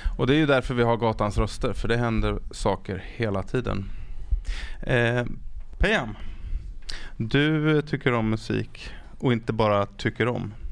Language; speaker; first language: Swedish; native; Swedish